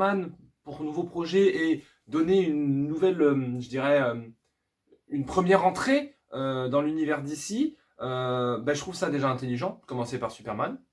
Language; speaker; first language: French; native; French